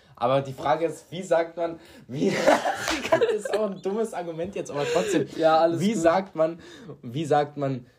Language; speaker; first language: German; early bilingual, other home language; Greek